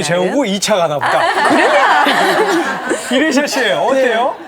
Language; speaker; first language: Korean; native; Korean